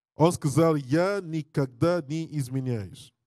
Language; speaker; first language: Russian; non-native, learner; English